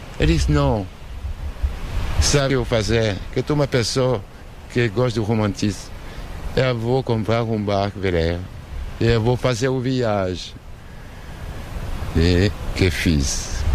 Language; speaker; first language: Portuguese; non-native, learner; French